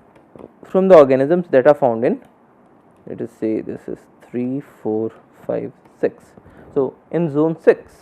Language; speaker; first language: English; non-native, local second language; Hindi